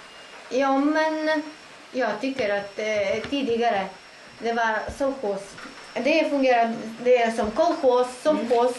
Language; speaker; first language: Swedish; non-native, fluent; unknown